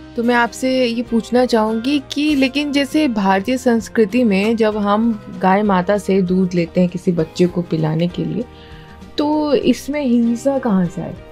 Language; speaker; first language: Hindi; native; Hindi